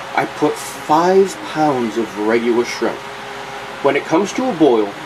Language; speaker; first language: English; native; English